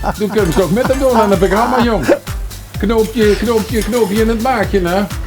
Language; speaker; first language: Dutch; native; Dutch